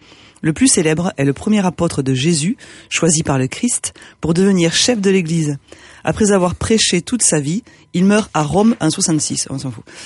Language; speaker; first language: French; native; French